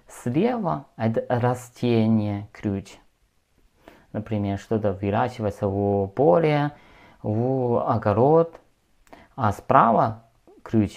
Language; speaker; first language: Russian; non-native, learner; Chinese